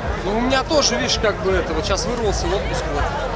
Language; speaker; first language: Russian; native; Russian